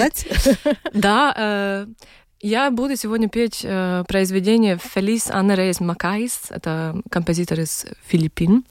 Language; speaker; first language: Russian; non-native, local second language; Latvian